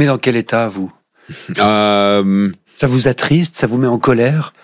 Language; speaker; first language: French; native; French